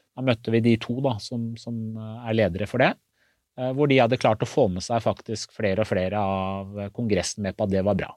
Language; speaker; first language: Norwegian; early bilingual, other home language; Persian